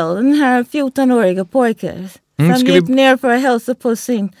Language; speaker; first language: Swedish; non-native, fluent; English